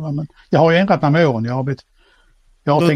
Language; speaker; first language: Swedish; native; Swedish